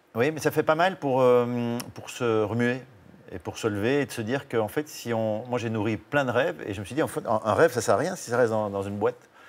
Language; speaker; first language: French; native; French